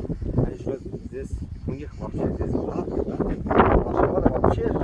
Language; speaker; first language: Russian; non-native, learner; Turkmen